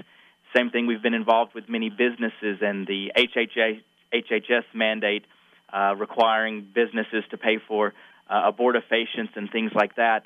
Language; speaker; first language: English; native; English